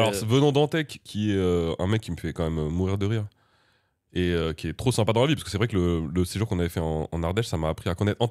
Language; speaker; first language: French; native; French